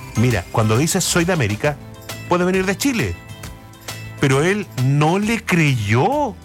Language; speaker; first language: Spanish; native; Spanish